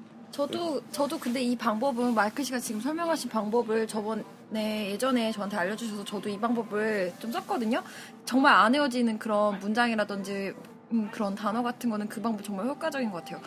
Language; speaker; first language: Korean; native; Korean